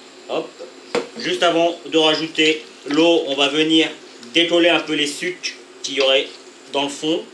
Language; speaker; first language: French; native; French